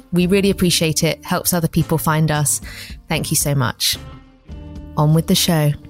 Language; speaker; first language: English; native; English